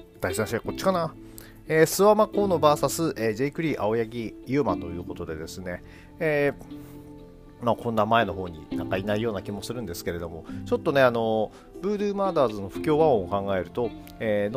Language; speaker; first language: Japanese; native; Japanese